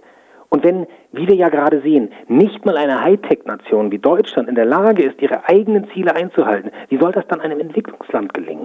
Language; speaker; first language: German; native; German